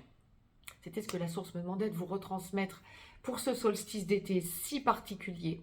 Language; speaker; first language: French; native; French